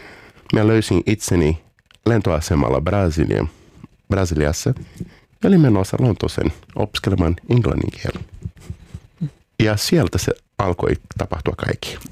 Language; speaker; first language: Finnish; non-native, fluent; Portuguese